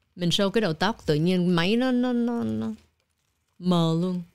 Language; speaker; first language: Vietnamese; early bilingual, heritage; Vietnamese